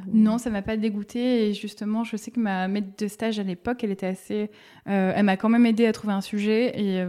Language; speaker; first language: French; native; French